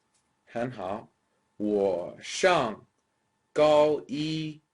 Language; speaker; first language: Chinese; non-native, fluent; English